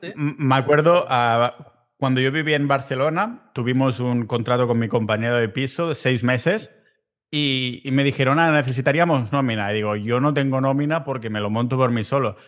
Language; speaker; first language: Spanish; native; Spanish